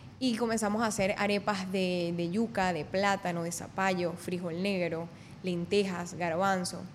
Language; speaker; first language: Spanish; native; Spanish